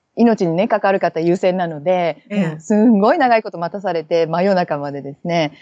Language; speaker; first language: Japanese; native; Japanese